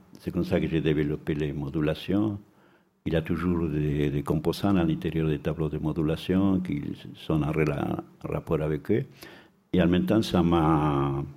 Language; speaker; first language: French; non-native, fluent; Spanish